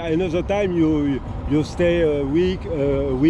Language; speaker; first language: English; non-native, learner; French